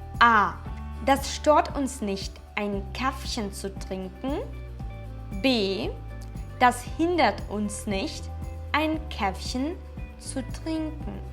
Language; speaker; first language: German; non-native, fluent; Ukrainian